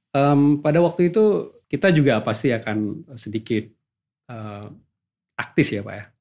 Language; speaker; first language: Indonesian; non-native, local second language; Achinese